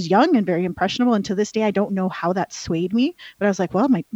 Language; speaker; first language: English; early bilingual, other home language; Spanish